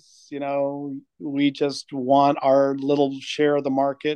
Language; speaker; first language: English; native; English